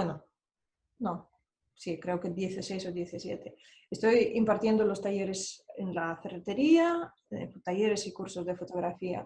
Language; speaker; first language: Spanish; non-native, fluent; Russian